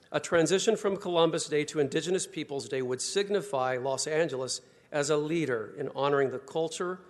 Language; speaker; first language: English; native; English